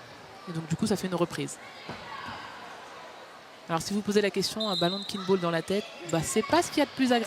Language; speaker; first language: French; native; French